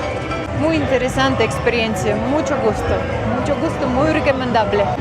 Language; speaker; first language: Spanish; non-native, learner; Ukrainian